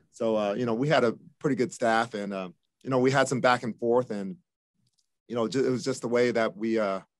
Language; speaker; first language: English; native; English